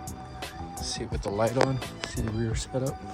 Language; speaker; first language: English; native; English